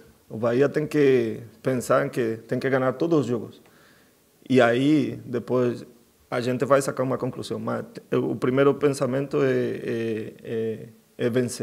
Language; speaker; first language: Portuguese; non-native, fluent; Spanish